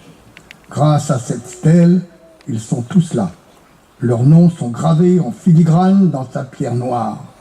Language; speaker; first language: French; native; French